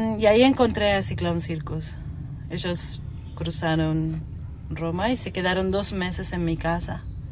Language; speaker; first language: Spanish; native; Spanish